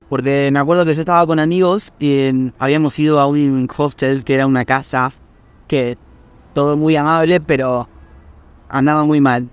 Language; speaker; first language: Spanish; native; Spanish